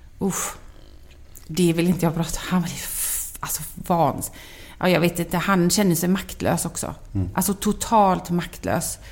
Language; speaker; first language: Swedish; native; Swedish